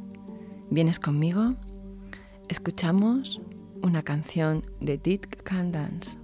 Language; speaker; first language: Spanish; native; Spanish